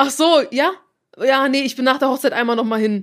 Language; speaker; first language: German; native; German